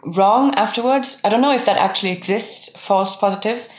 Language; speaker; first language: English; non-native, fluent; French